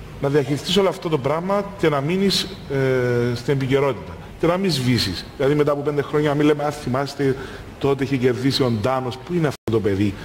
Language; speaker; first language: Greek; native; Greek